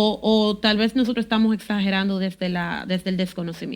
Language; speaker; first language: Spanish; native; Spanish